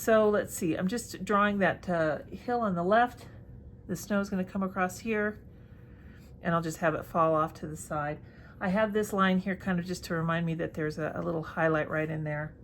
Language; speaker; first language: English; native; English